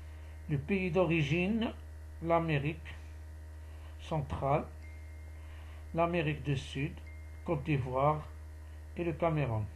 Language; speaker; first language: French; non-native, local second language; Arabic